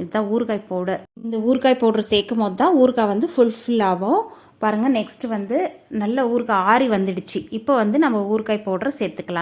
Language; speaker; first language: Tamil; native; Tamil